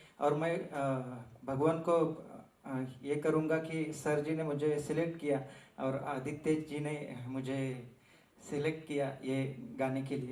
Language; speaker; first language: Hindi; non-native, local second language; Marathi